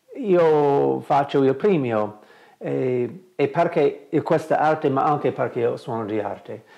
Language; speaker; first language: Italian; non-native, learner; English